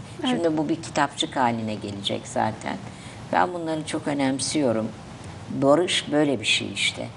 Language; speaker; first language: Turkish; native; Turkish